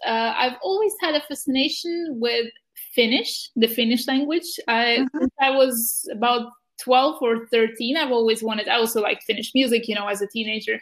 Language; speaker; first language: English; non-native, fluent; Ukrainian